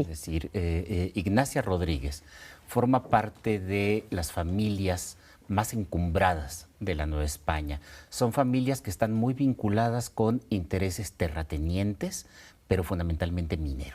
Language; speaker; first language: Spanish; native; Spanish